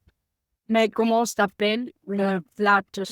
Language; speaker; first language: French; non-native, learner; Spanish